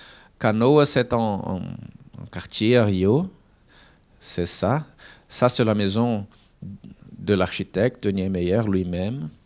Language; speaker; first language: French; non-native, fluent; Portuguese